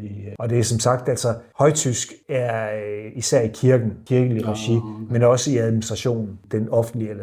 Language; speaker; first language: Danish; native; Danish